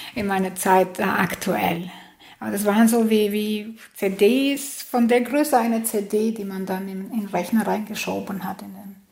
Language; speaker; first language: German; non-native, fluent; Albanian